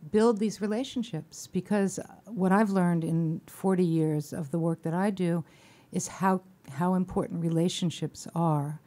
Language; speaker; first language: English; native; English